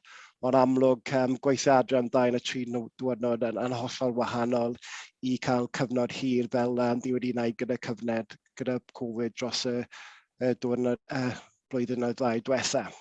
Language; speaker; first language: Welsh; non-native, local second language; English